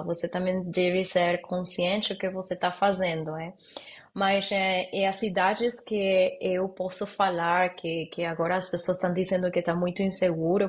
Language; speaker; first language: Portuguese; non-native, learner; Spanish